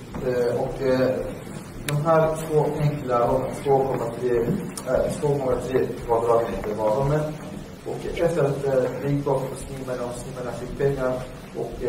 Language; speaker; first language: Swedish; early bilingual, other home language; Arabic